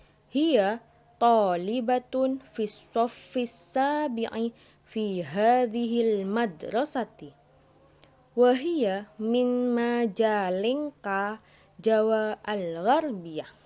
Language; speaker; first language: Arabic; non-native, fluent; Indonesian